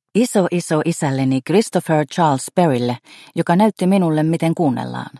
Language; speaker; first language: Finnish; native; Finnish